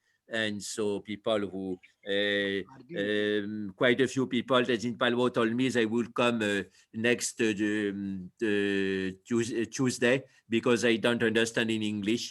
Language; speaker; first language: English; non-native, fluent; French